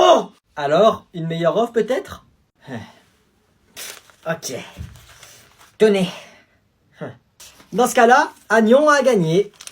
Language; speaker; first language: French; native; French